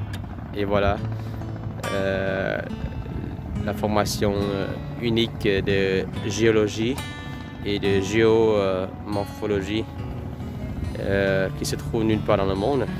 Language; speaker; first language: French; non-native, fluent; Vietnamese